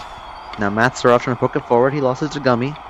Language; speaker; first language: English; native; English